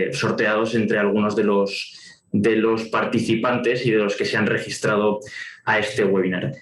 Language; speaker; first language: Spanish; native; Spanish